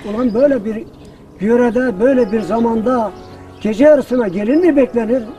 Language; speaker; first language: Turkish; native; Turkish